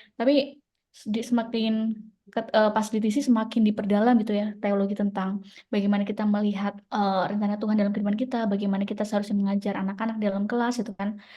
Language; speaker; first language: Indonesian; native; Indonesian